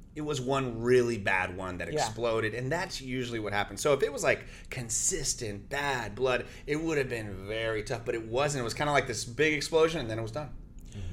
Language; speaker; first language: English; early bilingual, other home language; Spanish